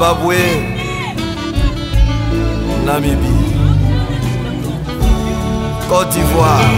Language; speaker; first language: French; non-native, local second language; Lingala